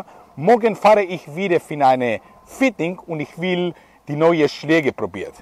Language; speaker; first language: German; non-native, fluent; Greek